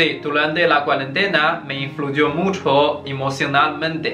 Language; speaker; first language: Spanish; non-native, learner; Chinese